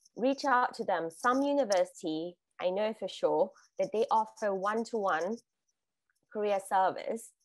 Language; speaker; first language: English; non-native, fluent; Thai